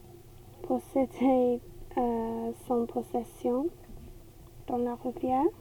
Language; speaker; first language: French; non-native, learner; English